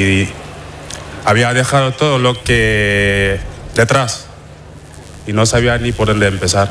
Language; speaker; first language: Spanish; non-native, fluent; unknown